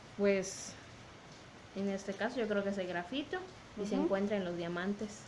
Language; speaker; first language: Spanish; native; Spanish